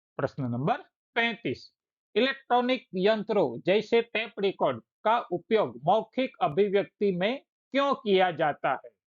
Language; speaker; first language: Hindi; non-native, local second language; Gujarati